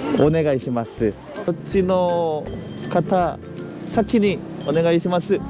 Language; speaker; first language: Japanese; non-native, learner; Korean